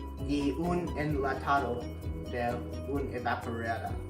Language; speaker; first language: Spanish; non-native, learner; English